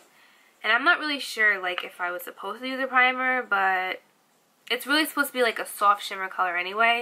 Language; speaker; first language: English; native; English